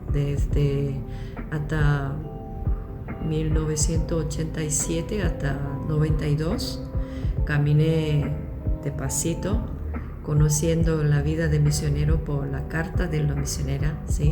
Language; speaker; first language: Spanish; non-native, local second language; Korean